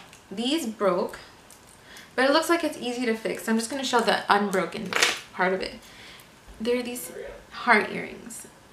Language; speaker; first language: English; early bilingual, other home language; Spanish